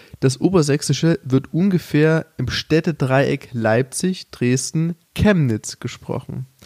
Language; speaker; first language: German; native; German